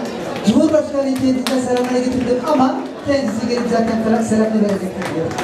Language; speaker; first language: Turkish; non-native, fluent; Somali